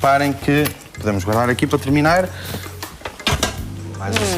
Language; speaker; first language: Portuguese; native; Portuguese